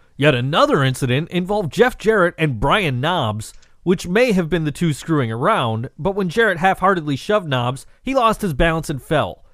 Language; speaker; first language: English; native; English